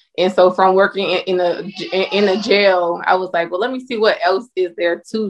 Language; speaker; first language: English; native; English